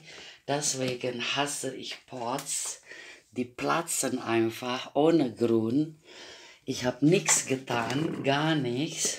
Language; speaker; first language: German; non-native, fluent; Croatian